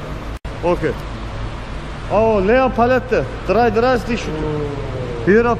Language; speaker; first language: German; non-native, learner; Turkish